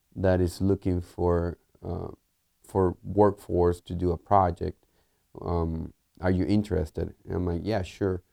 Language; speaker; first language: English; early bilingual, other home language; Spanish